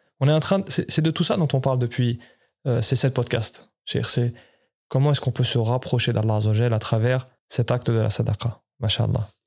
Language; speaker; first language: French; native; French